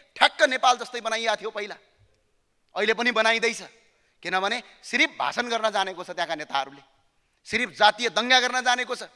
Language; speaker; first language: Nepali; native; Nepali